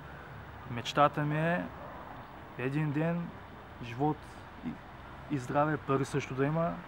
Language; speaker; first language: Bulgarian; native; Bulgarian